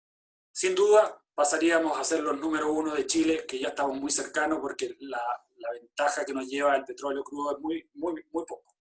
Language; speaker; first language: Spanish; native; Spanish